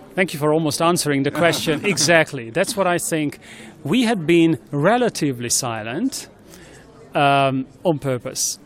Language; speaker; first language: English; non-native, fluent; Hungarian